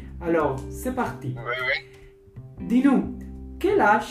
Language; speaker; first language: French; non-native, learner; Spanish